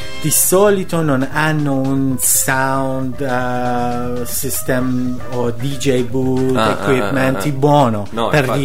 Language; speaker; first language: Italian; non-native, learner; Persian